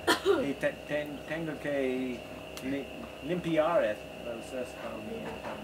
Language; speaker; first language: Spanish; non-native, learner; English